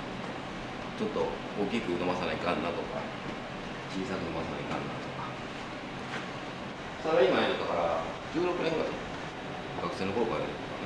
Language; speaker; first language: Japanese; native; Japanese